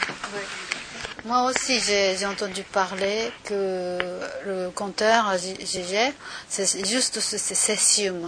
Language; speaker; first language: French; non-native, learner; Japanese